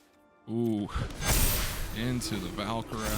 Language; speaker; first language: English; native; English